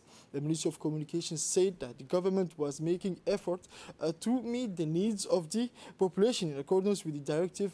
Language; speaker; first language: English; non-native, fluent; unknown